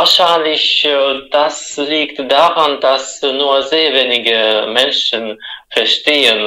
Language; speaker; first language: German; non-native, fluent; Russian